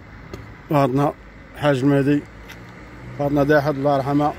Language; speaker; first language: Arabic; native; Arabic